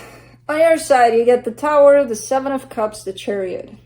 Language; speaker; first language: English; native; English